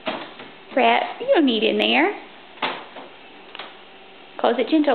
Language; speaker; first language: English; native; English